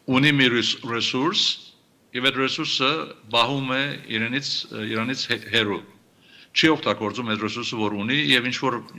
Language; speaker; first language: Armenian; early bilingual, heritage; Armenian